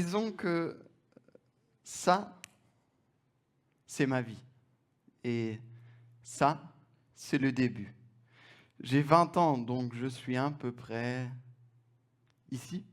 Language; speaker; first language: French; non-native, fluent; German